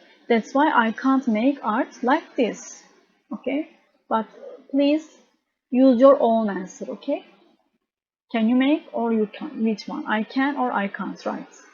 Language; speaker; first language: English; non-native, fluent; Turkish